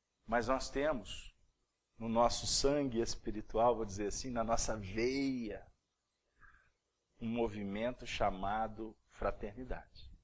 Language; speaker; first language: Portuguese; native; Portuguese